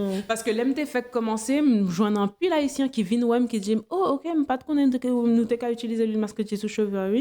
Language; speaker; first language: French; non-native, local second language; Haitian Creole